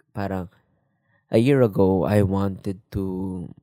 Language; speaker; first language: English; non-native, local second language; Filipino